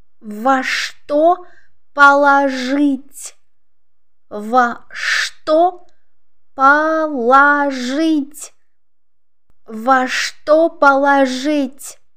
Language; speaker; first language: Russian; non-native, local second language; Uzbek